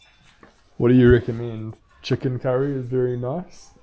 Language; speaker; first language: English; native; English